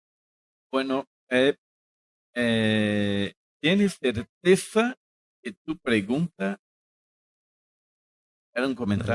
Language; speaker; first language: Spanish; non-native, fluent; Portuguese